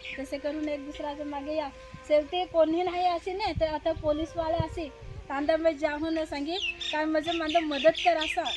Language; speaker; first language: Marathi; non-native, local second language; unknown